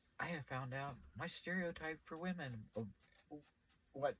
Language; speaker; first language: English; native; English